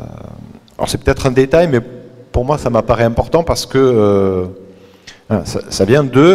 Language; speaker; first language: French; native; French